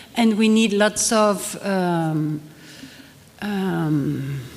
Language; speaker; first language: English; non-native, fluent; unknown